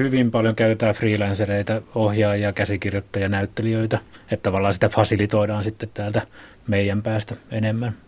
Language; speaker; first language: Finnish; native; Finnish